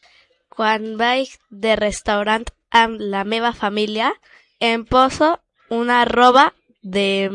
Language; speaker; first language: Catalan; non-native, learner; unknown